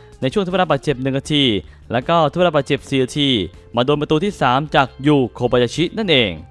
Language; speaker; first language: Thai; native; Thai